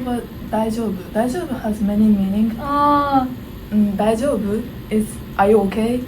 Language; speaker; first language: English; non-native, learner; Japanese